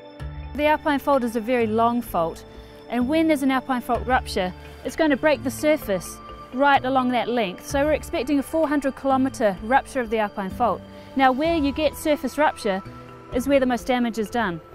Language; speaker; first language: English; native; English